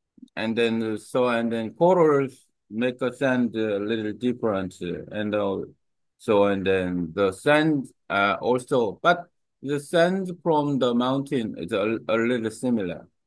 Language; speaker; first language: English; non-native, learner; Korean